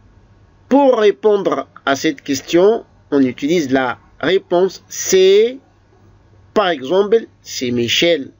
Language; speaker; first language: French; non-native, fluent; Arabic